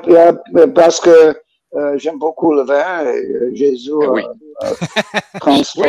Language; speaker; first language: French; non-native, fluent; English